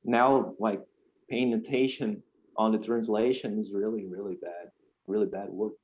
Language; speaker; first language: English; non-native, fluent; Portuguese